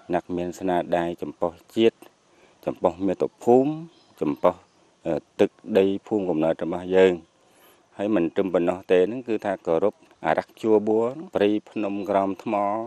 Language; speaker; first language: Khmer; native; Khmer